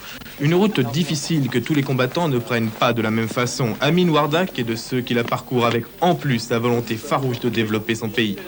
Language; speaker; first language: French; native; French